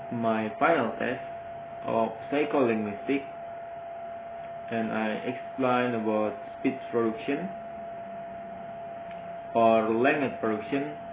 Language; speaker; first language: English; non-native, learner; Indonesian